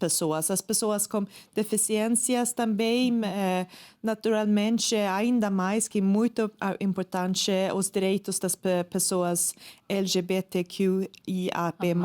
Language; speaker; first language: Portuguese; non-native, fluent; Swedish